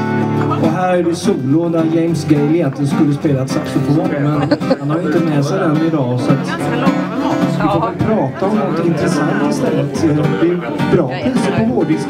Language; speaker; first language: Swedish; native; Swedish